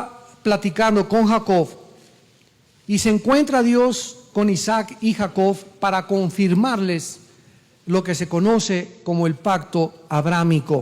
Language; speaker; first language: Spanish; native; Spanish